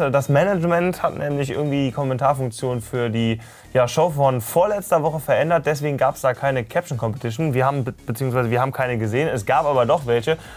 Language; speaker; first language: German; native; German